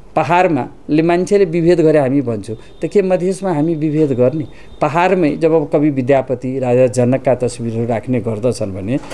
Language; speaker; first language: Nepali; non-native, local second language; Maithili